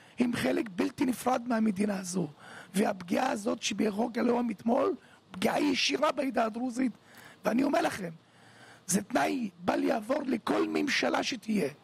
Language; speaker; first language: Hebrew; non-native, local second language; Arabic